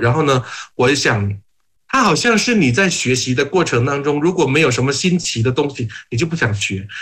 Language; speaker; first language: Chinese; non-native, fluent; Thai